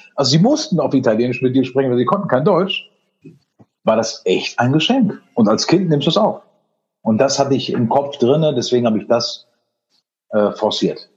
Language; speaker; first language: German; native; German